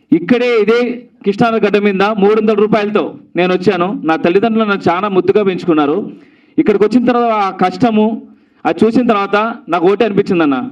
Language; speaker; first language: Telugu; native; Telugu